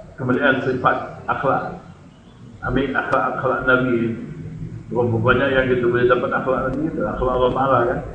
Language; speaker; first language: Malay; native; Malay